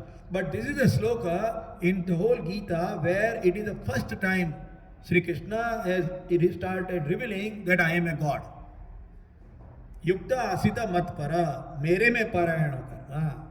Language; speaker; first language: English; non-native, local second language; Hindi